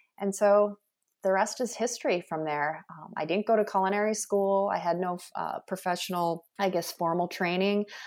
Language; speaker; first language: English; early bilingual, other home language; Korean